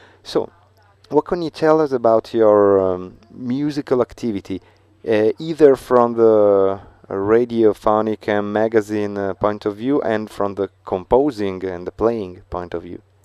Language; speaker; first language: English; non-native, fluent; Italian